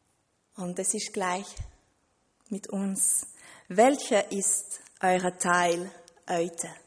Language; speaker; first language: German; non-native, fluent; French